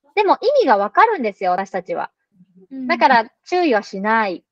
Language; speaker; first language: Japanese; native; Japanese